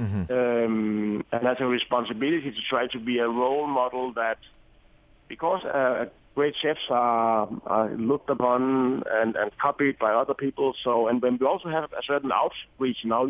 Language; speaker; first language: English; non-native, fluent; Danish